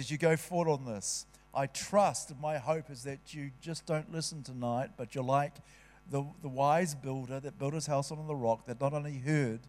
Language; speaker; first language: English; native; English